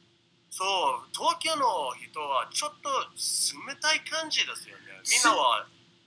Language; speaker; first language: Japanese; non-native, learner; English